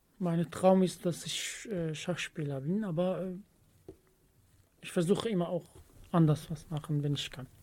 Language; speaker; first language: German; non-native, learner; Kurdish